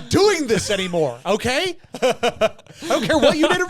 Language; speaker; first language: English; native; English